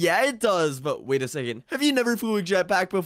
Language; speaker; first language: English; native; English